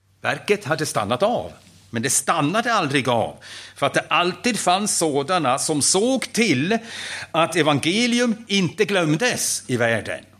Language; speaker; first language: Swedish; non-native, fluent; German